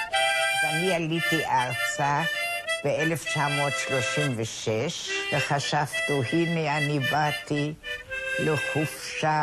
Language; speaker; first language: Hebrew; non-native, fluent; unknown